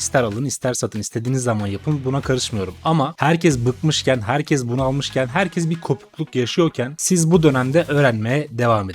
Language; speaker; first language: Turkish; native; Turkish